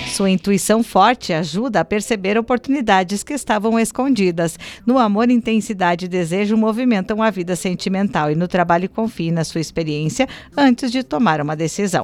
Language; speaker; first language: Portuguese; native; Portuguese